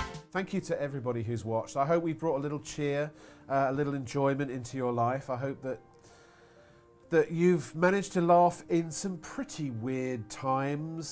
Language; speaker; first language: English; native; English